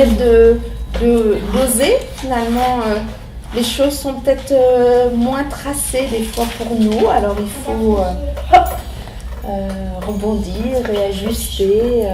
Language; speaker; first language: French; native; French